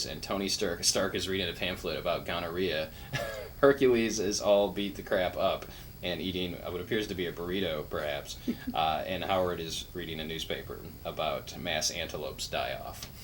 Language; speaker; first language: English; native; English